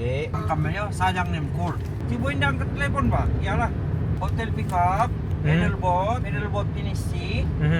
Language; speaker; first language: Korean; non-native, learner; Malay